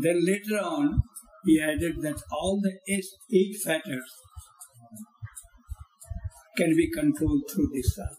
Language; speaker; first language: English; non-native, local second language; Hindi